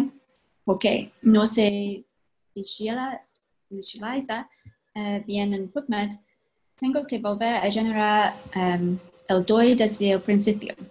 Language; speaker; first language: Spanish; non-native, fluent; English